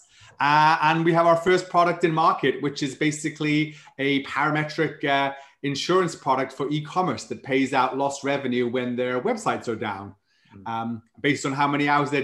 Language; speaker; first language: English; native; English